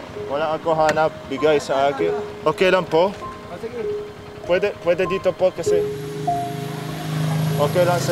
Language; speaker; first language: Filipino; non-native, learner; Arabic